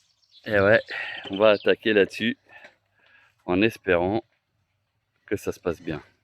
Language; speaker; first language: French; native; French